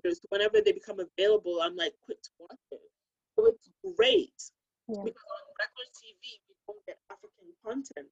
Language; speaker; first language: English; non-native, local second language; Akan